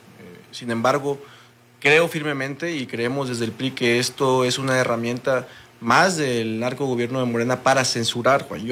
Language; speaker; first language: Spanish; native; Spanish